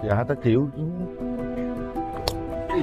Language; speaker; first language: Vietnamese; native; Vietnamese